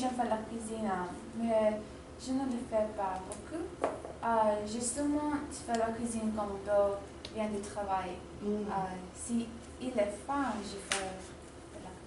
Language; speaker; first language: French; non-native, learner; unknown